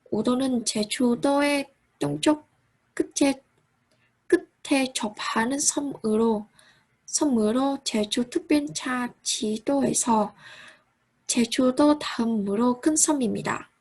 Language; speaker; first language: Korean; non-native, fluent; Vietnamese